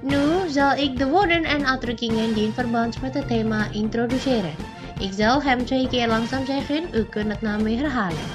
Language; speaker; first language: Dutch; non-native, fluent; Indonesian